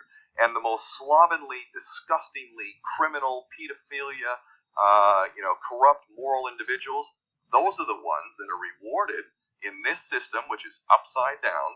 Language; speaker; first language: English; native; English